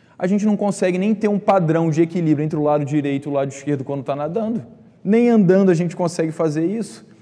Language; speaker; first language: Portuguese; native; Portuguese